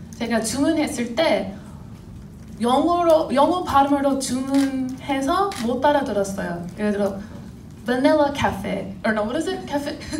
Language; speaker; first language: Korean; non-native, fluent; English